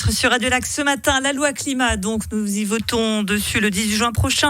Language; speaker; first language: French; native; French